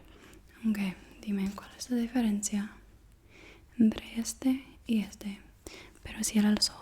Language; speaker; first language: Spanish; non-native, learner; English